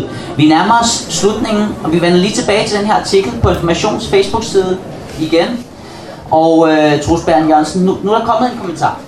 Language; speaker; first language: Danish; native; Danish